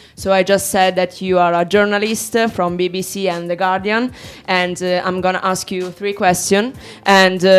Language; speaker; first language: English; non-native, learner; Italian